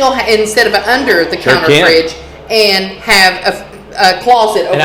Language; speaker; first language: English; native; English